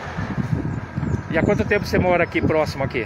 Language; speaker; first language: Portuguese; native; Portuguese